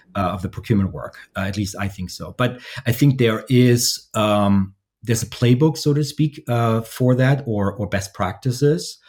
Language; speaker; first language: English; non-native, fluent; German